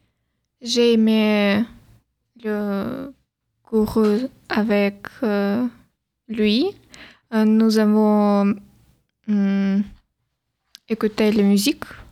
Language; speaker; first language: French; non-native, learner; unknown